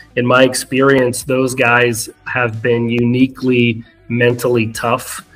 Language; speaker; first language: English; early bilingual, other home language; Arabic